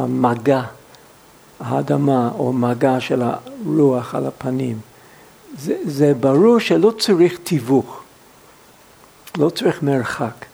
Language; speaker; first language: Hebrew; non-native, fluent; English